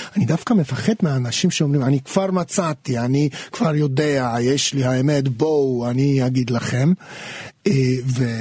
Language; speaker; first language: Hebrew; non-native, fluent; Polish